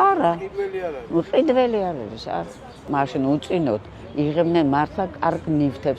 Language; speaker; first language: Georgian; non-native, local second language; Russian